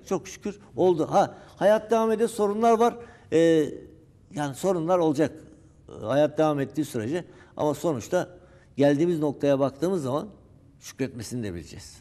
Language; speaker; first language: Turkish; native; Turkish